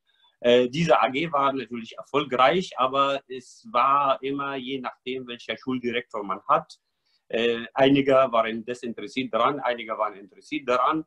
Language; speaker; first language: German; non-native, fluent; Arabic